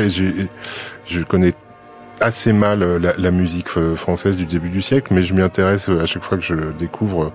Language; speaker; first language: French; native; French